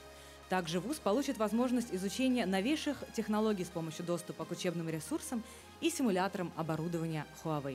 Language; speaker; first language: Russian; native; Russian